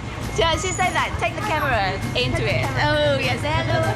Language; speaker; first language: English; non-native, learner; Vietnamese